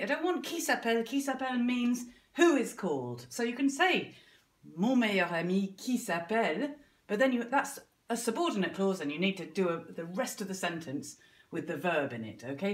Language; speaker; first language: English; native; English